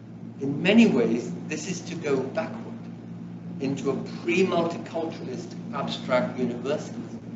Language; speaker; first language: English; early bilingual, other home language; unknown